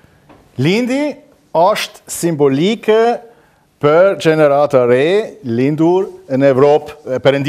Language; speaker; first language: Albanian; non-native, learner; German